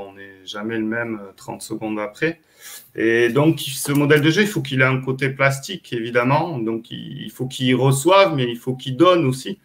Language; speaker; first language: French; native; French